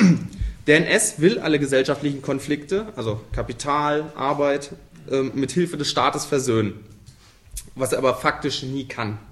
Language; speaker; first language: German; native; German